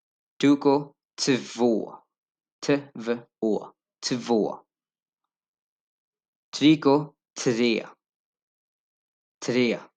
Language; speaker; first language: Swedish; non-native, fluent; Urdu